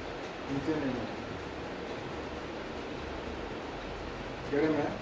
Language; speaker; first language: Hindi; non-native, local second language; Malayalam